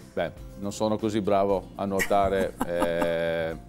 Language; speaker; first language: Italian; early bilingual, other home language; English